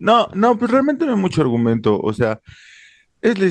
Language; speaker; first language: Spanish; native; Spanish